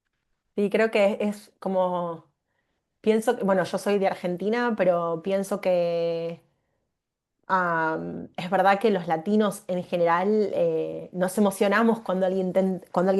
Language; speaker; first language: Spanish; native; Spanish